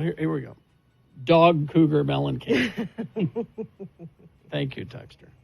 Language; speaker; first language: English; native; English